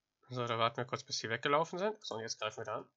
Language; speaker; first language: German; native; German